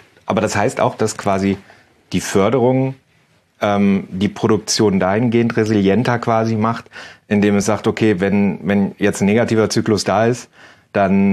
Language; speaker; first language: German; native; German